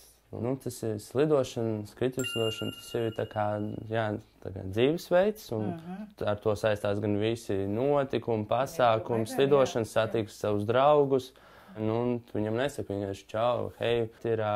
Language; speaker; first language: Latvian; native; Latvian